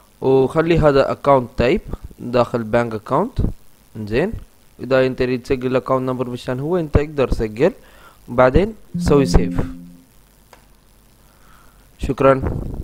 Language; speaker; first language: Arabic; non-native, learner; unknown